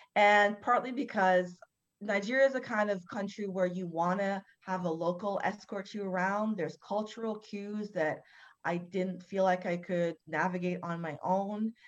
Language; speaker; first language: English; native; English